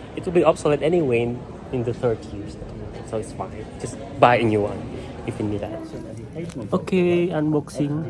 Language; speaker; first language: English; non-native, fluent; Indonesian